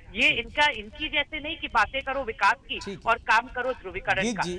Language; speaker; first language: Hindi; native; Hindi